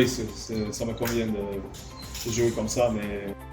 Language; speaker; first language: French; non-native, learner; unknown